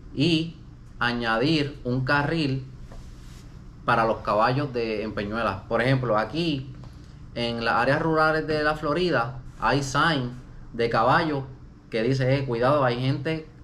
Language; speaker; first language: Spanish; native; Spanish